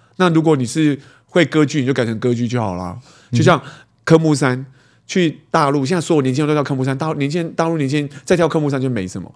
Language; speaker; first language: Chinese; native; Chinese